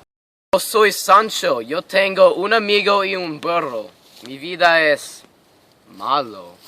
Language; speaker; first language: Spanish; non-native, learner; English